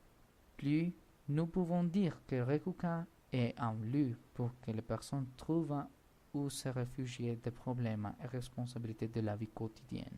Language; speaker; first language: French; non-native, learner; Spanish